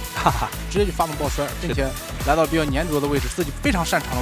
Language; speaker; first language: Chinese; native; Chinese